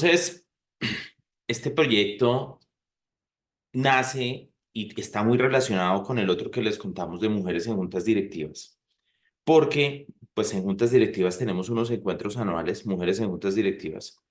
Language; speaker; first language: Spanish; native; Spanish